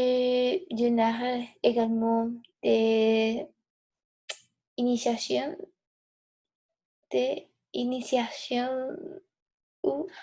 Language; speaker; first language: French; non-native, learner; Spanish